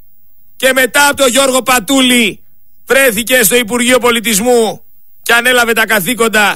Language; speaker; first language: Greek; native; Greek